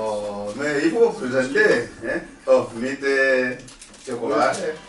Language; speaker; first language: German; non-native, learner; Portuguese